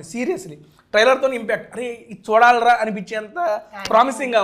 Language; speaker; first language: Telugu; native; Telugu